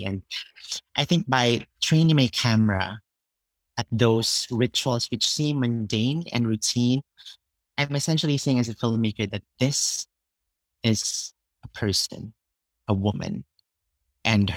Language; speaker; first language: English; non-native, local second language; Cebuano